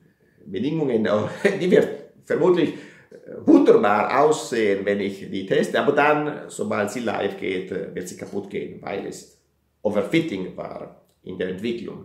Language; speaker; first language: German; non-native, fluent; Italian